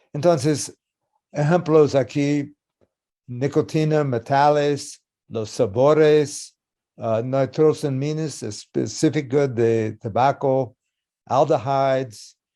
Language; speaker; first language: Spanish; non-native, learner; English